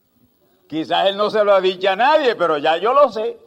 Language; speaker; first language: Spanish; native; Spanish